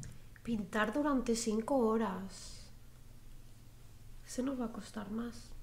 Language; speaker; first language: Spanish; native; Spanish